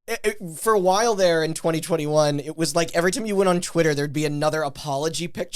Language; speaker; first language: English; native; English